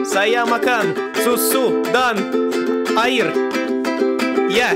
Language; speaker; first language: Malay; non-native, learner; Russian